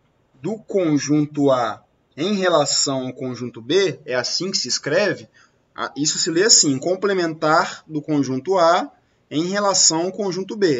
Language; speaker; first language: Portuguese; native; Portuguese